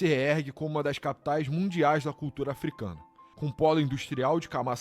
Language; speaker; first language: Portuguese; native; Portuguese